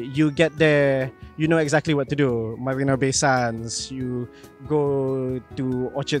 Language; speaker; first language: English; non-native, local second language; Malay